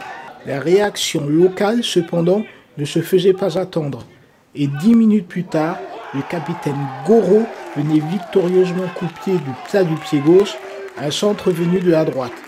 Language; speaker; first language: French; native; French